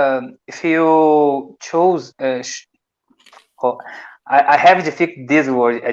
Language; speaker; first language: English; non-native, learner; Portuguese